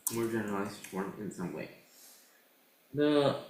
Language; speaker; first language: English; non-native, fluent; Indonesian